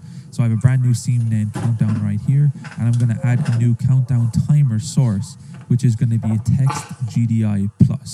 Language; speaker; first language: English; native; English